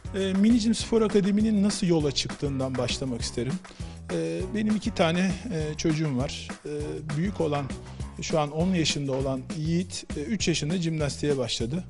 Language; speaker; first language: Turkish; native; Turkish